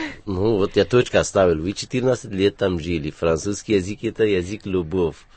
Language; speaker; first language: Russian; non-native, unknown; Persian